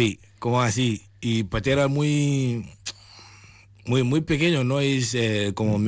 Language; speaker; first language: Spanish; non-native, learner; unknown